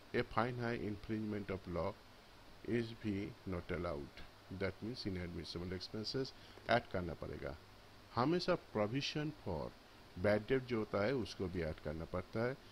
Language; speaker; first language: Hindi; non-native, local second language; Bangla